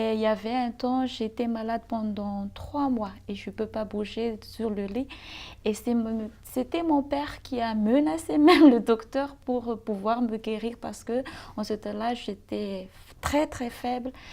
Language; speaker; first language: French; non-native, local second language; Malagasy